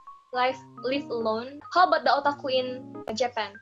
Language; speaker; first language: English; non-native, learner; Indonesian